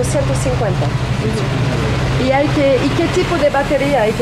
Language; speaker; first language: Spanish; non-native, fluent; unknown